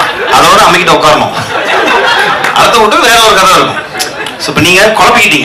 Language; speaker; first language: Tamil; native; Tamil